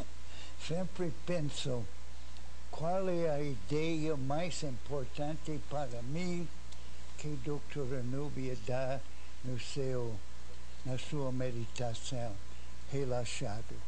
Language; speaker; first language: Portuguese; non-native, fluent; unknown